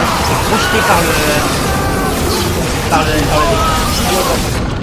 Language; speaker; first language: French; native; French